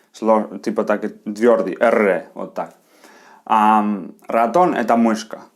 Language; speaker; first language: Russian; non-native, fluent; Spanish